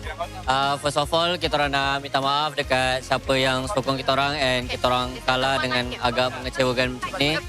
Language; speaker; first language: Malay; native; Malay